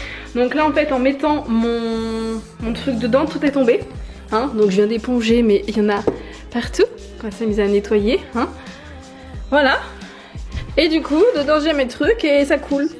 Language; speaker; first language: French; native; French